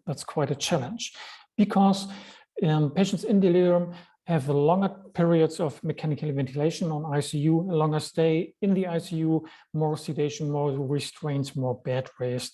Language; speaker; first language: English; non-native, fluent; German